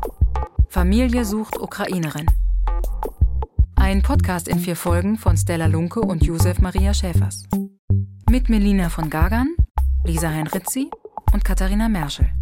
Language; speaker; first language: German; native; German